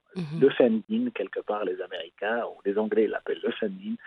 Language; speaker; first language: French; non-native, local second language; Arabic